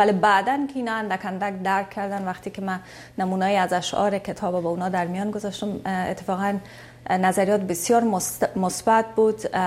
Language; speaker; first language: Persian; native; Persian